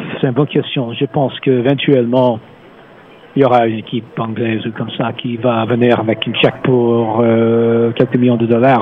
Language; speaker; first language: French; non-native, fluent; English